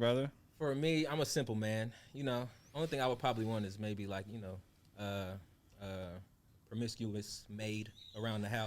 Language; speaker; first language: English; native; English